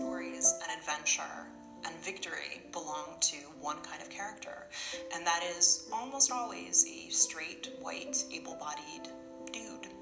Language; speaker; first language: English; native; English